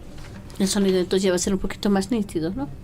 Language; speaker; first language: Spanish; native; Spanish